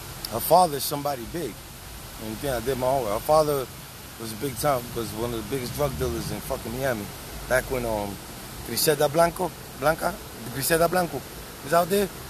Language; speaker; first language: English; early bilingual, other home language; Spanish